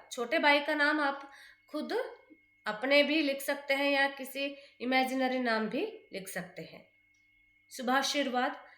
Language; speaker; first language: Hindi; non-native, local second language; Kannada